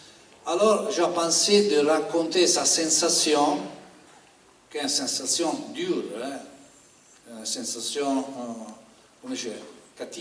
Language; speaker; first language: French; non-native, learner; Italian